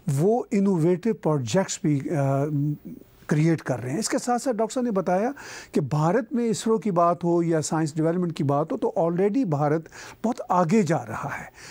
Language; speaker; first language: Urdu; non-native, local second language; Punjabi